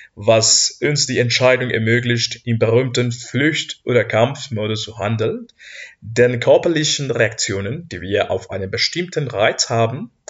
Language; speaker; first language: German; non-native, fluent; Spanish